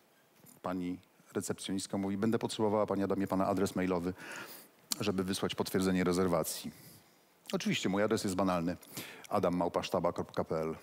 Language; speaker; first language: Polish; native; Polish